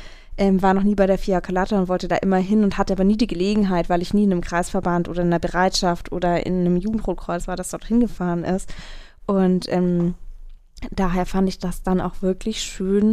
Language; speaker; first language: German; native; German